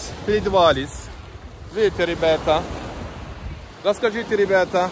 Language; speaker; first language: Russian; non-native, learner; Turkish